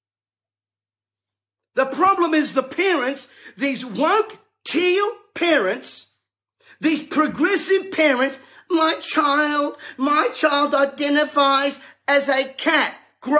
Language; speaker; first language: English; native; English